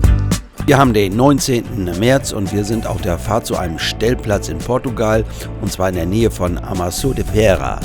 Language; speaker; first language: German; native; German